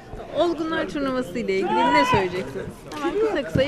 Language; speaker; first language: Turkish; native; Turkish